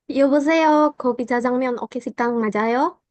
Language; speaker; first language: Korean; non-native, learner; Indonesian